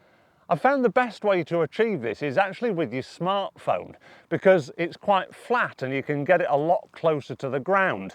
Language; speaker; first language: English; native; English